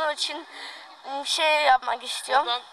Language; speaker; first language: Turkish; early bilingual, heritage; Turkish